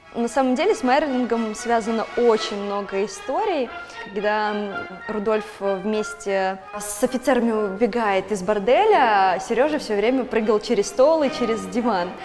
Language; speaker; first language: Russian; native; Russian